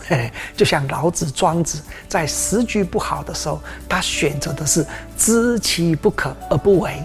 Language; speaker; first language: Chinese; native; Chinese